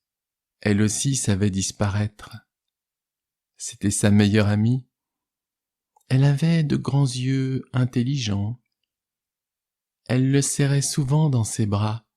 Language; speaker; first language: French; native; French